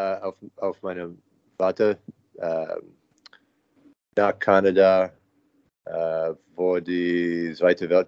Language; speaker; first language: German; non-native, learner; English